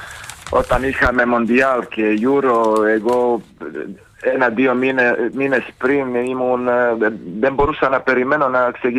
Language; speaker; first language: Greek; non-native, fluent; Serbian